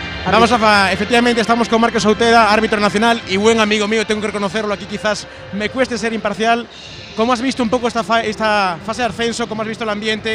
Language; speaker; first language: Spanish; native; Spanish